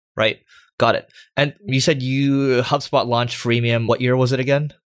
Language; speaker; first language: English; native; English